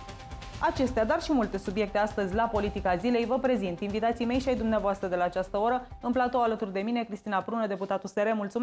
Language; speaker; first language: Romanian; native; Romanian